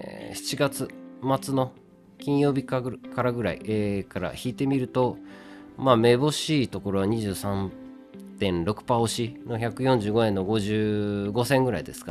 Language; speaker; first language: Japanese; native; Japanese